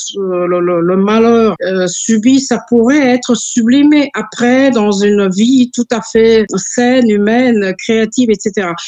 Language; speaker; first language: French; non-native, fluent; Serbian